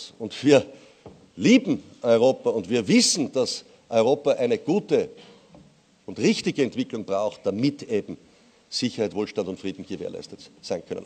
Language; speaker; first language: German; native; German